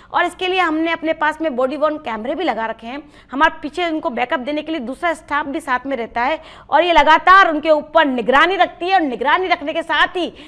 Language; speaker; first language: Hindi; native; Hindi